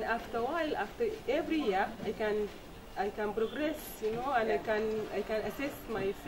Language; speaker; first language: English; non-native, fluent; Arabic